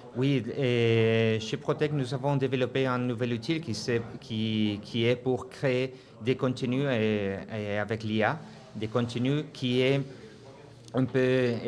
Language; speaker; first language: French; non-native, fluent; Spanish